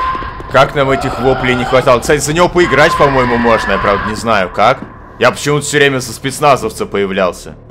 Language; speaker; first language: Russian; native; Russian